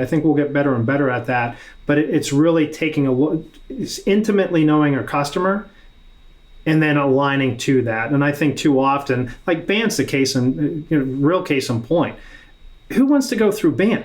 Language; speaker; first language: English; native; English